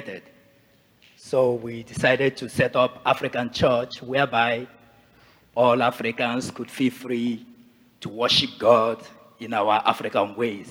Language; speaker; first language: English; non-native, local second language; Igbo